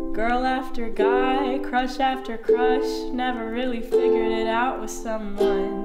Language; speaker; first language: English; native; English